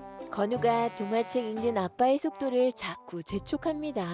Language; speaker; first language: Korean; native; Korean